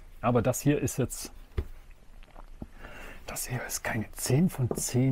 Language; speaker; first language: German; native; German